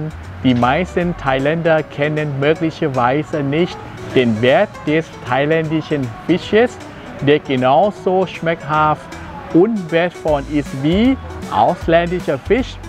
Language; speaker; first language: German; non-native, fluent; Thai